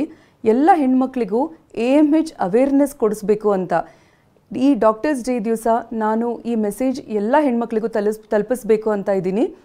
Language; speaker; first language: Kannada; native; Kannada